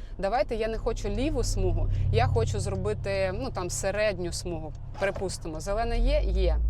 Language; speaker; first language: Ukrainian; non-native, local second language; Russian